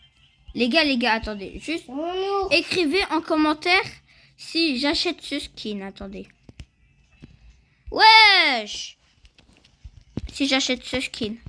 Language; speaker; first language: French; native; French